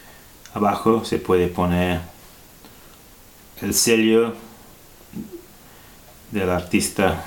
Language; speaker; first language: Spanish; non-native, fluent; English